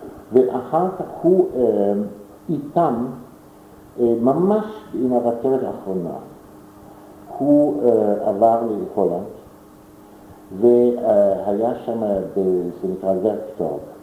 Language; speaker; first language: Hebrew; non-native, fluent; German